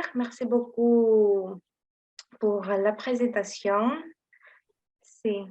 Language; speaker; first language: French; non-native, learner; Greek